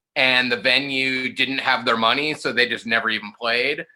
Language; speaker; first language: English; native; English